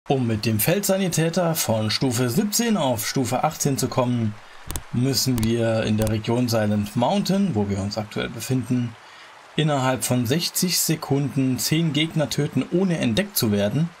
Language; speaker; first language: German; native; German